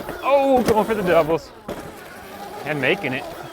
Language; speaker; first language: English; native; English